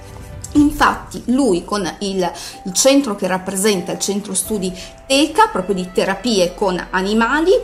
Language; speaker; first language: Italian; native; Italian